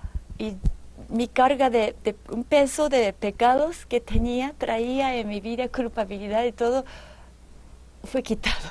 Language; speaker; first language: Spanish; non-native, fluent; Japanese